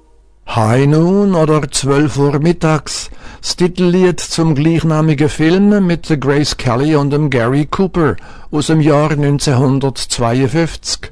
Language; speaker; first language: German; native; German